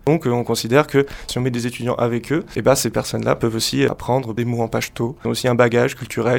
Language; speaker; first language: French; native; French